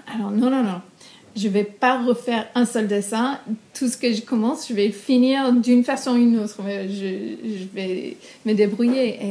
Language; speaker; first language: French; non-native, fluent; English